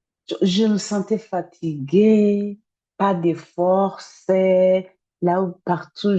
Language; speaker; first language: French; non-native, fluent; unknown